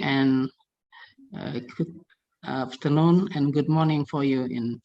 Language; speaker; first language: English; non-native, fluent; Indonesian